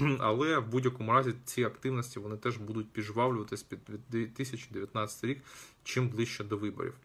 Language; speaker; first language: Ukrainian; non-native, local second language; Russian